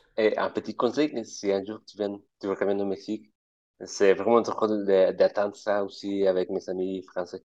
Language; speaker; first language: French; non-native, fluent; Spanish